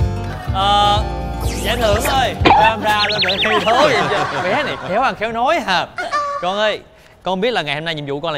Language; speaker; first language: Vietnamese; native; Vietnamese